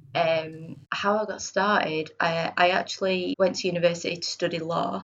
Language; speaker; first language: English; native; English